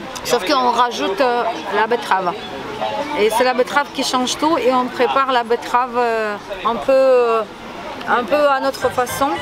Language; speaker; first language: French; non-native, fluent; Ukrainian